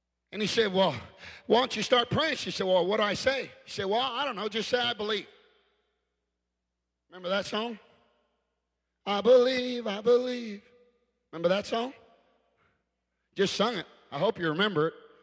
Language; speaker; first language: English; early bilingual, other home language; Spanish